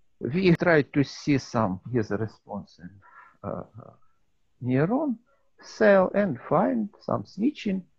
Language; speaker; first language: English; non-native, learner; Russian